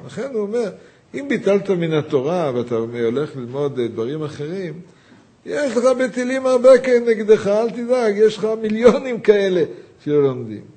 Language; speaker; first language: Hebrew; native; Hebrew